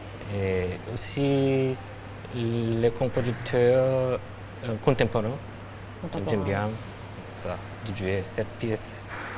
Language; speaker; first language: French; non-native, learner; Korean